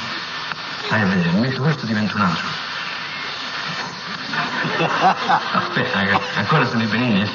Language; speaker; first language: Italian; native; Italian